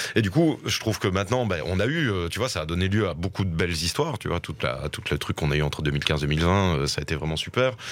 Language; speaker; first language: French; native; French